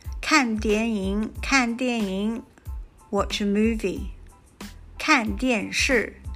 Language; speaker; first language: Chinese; non-native, fluent; English